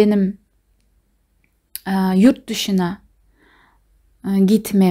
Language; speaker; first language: Turkish; non-native, fluent; Kazakh